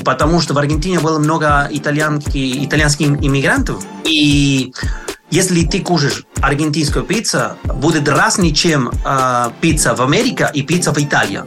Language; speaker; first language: Russian; non-native, learner; Spanish